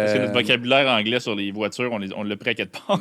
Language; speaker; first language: French; native; French